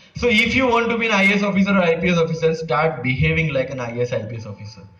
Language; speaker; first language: English; non-native, local second language; Gujarati